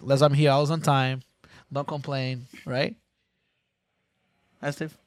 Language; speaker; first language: English; non-native, fluent; Portuguese